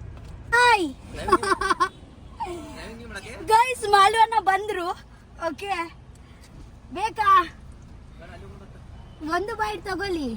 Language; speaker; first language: Kannada; non-native, local second language; Tulu